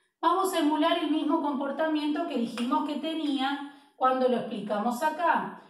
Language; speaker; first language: Spanish; native; Spanish